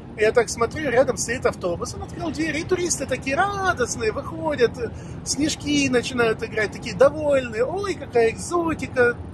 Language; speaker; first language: Russian; native; Russian